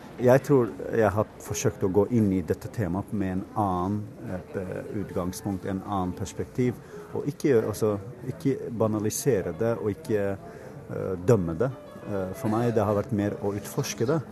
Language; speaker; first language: Norwegian; non-native, fluent; Kurdish